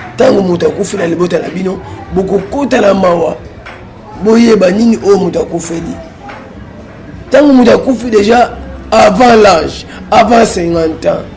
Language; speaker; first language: Lingala; non-native, local second language; Kongo